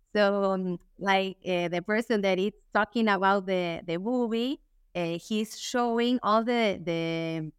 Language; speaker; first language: English; non-native, fluent; Spanish